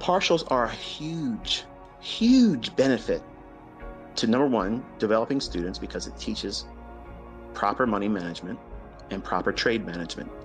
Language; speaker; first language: English; native; English